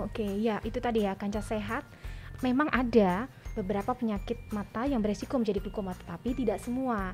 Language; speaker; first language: Indonesian; native; Indonesian